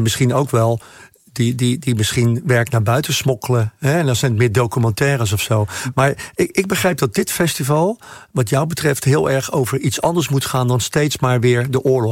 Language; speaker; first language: Dutch; native; Dutch